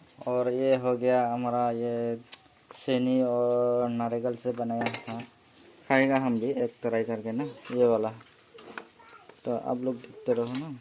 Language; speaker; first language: Hindi; non-native, local second language; Bodo